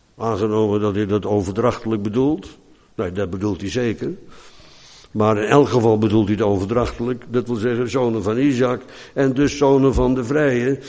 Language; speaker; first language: Dutch; native; Dutch